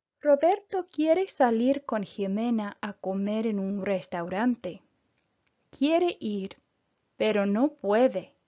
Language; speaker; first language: Spanish; non-native, fluent; English